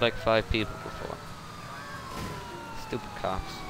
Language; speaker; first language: English; native; English